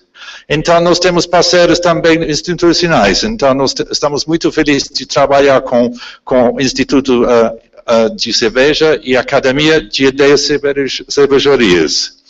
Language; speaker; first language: Portuguese; non-native, fluent; English